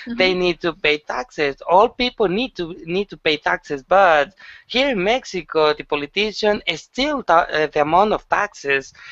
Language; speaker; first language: English; non-native, learner; Spanish